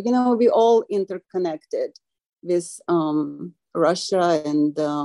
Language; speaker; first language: English; non-native, fluent; Ukrainian